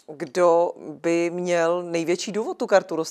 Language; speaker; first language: Czech; native; Czech